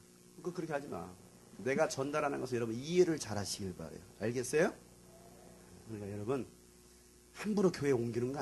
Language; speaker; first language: Korean; native; Korean